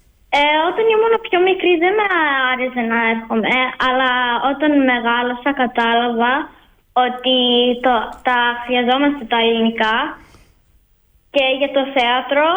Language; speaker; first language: Greek; early bilingual, heritage; Greek